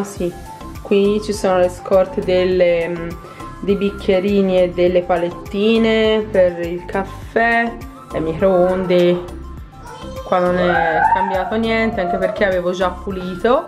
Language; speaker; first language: Italian; native; Italian